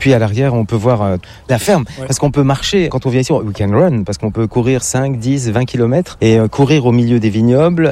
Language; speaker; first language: French; native; French